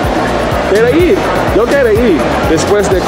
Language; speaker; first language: Spanish; non-native, learner; English